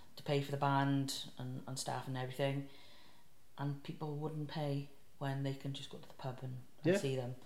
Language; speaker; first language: English; native; English